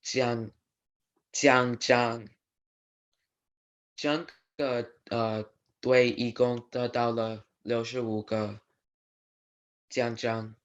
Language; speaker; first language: Chinese; non-native, learner; English